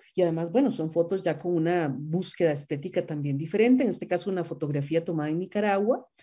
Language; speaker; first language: Spanish; native; Spanish